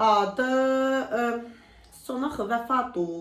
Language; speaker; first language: Chinese; non-native, fluent; Azerbaijani